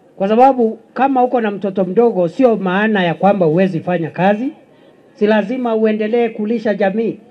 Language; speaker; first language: Swahili; non-native, local second language; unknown